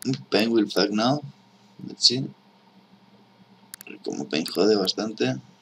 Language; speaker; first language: English; non-native, learner; Spanish